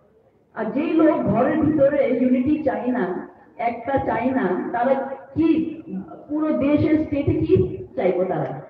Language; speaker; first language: Bangla; non-native, local second language; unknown